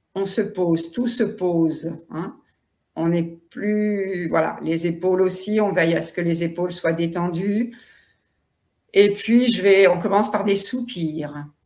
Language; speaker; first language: French; native; French